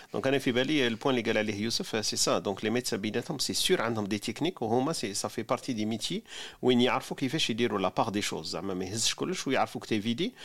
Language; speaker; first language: French; non-native, local second language; Arabic